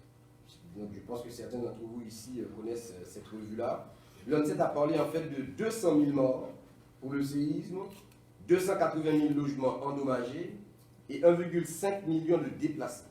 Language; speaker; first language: French; non-native, local second language; Haitian Creole